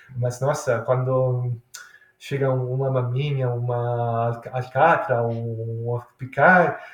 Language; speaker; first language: Portuguese; non-native, fluent; Italian